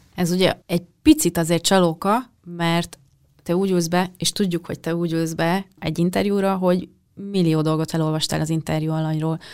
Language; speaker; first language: Hungarian; native; Hungarian